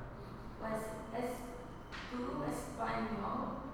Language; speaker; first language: Spanish; non-native, learner; English